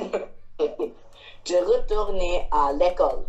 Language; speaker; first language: French; non-native, learner; Chinese